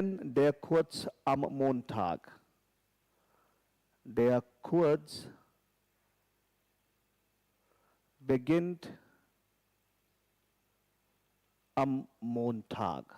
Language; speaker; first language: German; non-native, fluent; Hindi